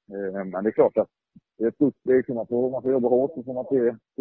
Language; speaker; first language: Swedish; native; Swedish